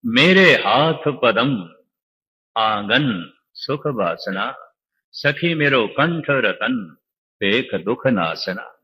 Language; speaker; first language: Hindi; non-native, local second language; Punjabi